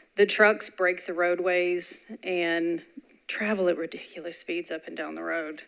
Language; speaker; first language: English; native; English